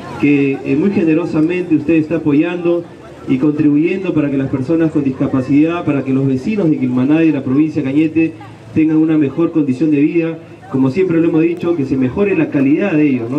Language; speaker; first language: Spanish; native; Spanish